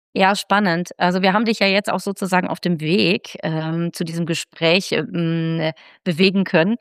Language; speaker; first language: German; native; German